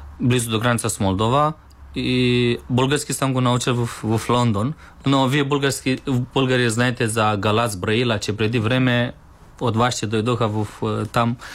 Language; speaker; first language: Bulgarian; non-native, learner; Romanian